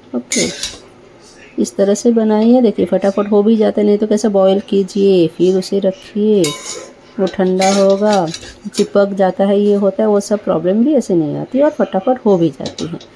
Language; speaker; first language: Hindi; non-native, local second language; Bangla